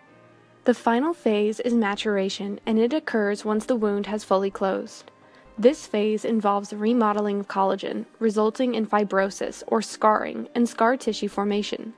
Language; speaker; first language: English; native; English